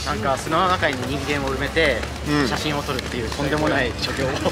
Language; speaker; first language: Japanese; native; Japanese